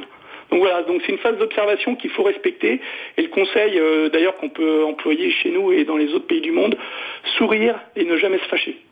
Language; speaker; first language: French; native; French